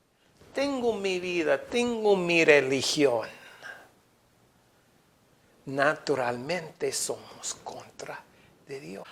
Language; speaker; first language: Spanish; non-native, fluent; English